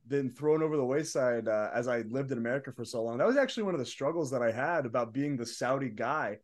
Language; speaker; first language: English; early bilingual, other home language; Arabic